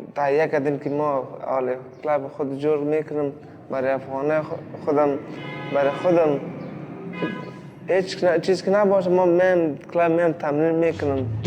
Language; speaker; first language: Persian; non-native, learner; Pashto